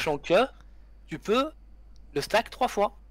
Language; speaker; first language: French; native; French